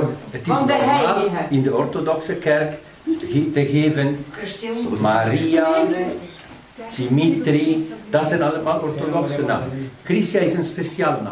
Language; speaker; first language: Dutch; non-native, fluent; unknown